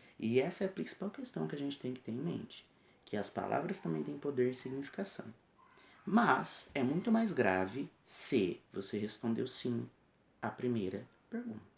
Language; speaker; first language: Portuguese; native; Portuguese